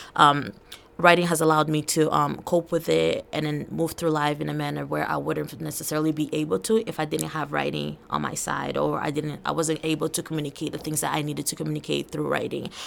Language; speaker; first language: English; early bilingual, other home language; Portuguese